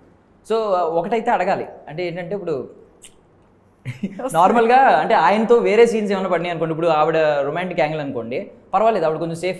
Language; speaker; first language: Telugu; native; Telugu